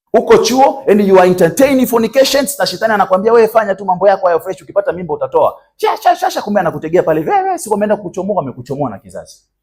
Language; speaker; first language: Swahili; native; Swahili